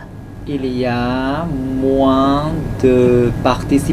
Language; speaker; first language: French; non-native, fluent; Thai